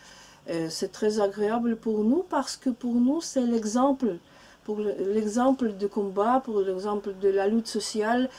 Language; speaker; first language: French; non-native, learner; Russian